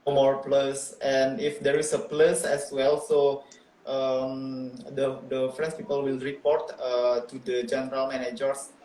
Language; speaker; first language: English; non-native, local second language; Indonesian